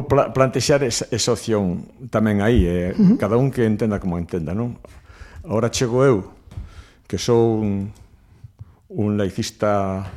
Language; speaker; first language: Galician; native; Galician